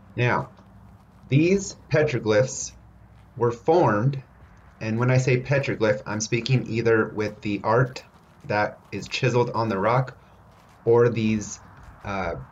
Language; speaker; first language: English; native; English